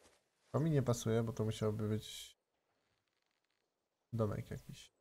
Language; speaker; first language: Polish; native; Polish